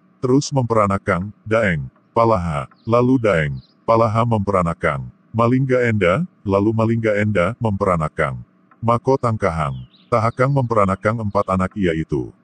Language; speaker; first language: Indonesian; non-native, local second language; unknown